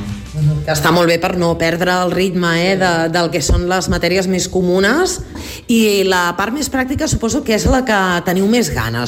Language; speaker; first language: Catalan; native; Catalan